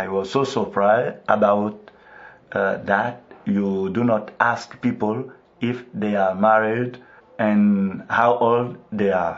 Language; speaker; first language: English; non-native, local second language; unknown